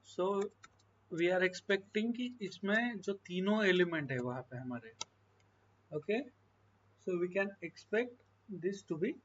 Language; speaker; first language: Hindi; non-native, local second language; Marathi